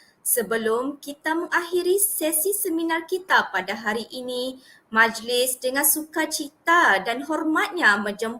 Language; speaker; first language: Malay; native; Malay